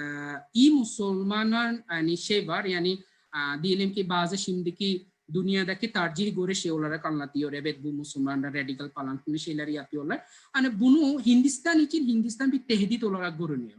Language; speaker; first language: Turkish; non-native, fluent; Bangla